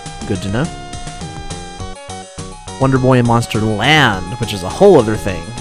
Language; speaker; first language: English; native; English